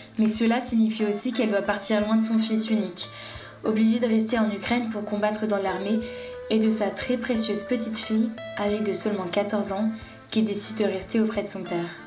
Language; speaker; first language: French; native; French